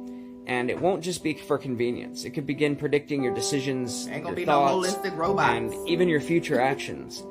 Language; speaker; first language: English; native; English